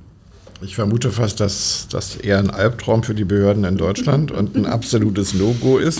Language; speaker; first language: German; native; German